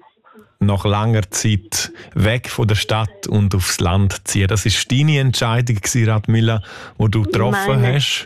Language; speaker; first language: German; native; German